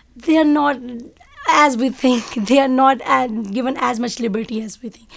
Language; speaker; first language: English; non-native, local second language; Urdu